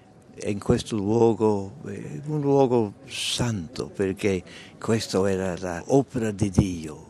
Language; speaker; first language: Italian; non-native, fluent; English